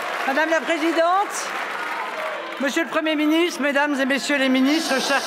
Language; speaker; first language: French; native; French